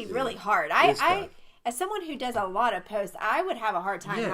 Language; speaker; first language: English; native; English